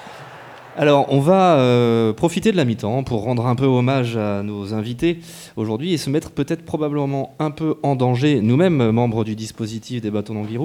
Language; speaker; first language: French; native; French